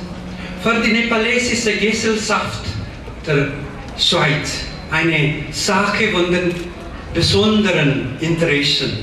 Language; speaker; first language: German; non-native, fluent; Nepali